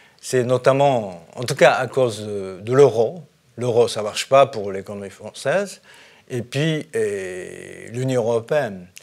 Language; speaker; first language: French; non-native, fluent; Japanese